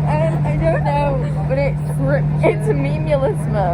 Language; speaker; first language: English; native; English